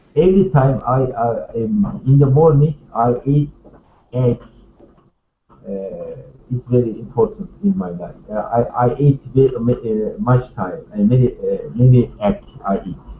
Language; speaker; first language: English; non-native, learner; Turkish